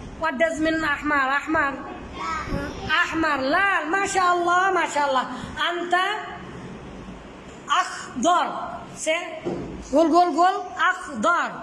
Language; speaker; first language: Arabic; non-native, fluent; Bangla